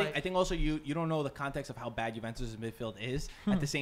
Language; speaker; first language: English; native; English